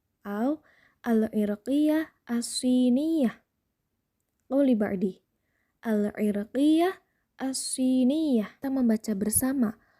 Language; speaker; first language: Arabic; non-native, fluent; Indonesian